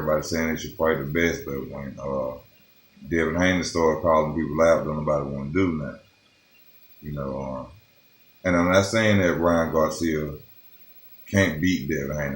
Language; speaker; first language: English; native; English